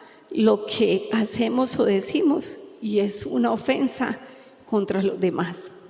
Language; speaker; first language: Spanish; native; Spanish